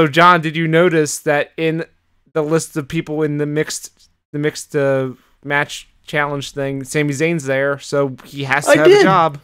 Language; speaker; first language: English; native; English